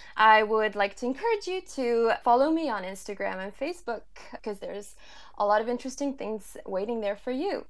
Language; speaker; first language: English; early bilingual, other home language; Polish